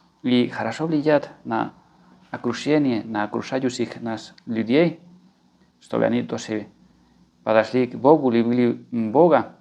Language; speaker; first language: Russian; non-native, fluent; Spanish